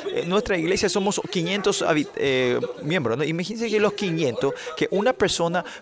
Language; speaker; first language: Spanish; non-native, fluent; Korean